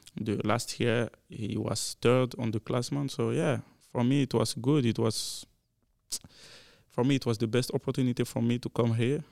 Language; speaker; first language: English; non-native, learner; French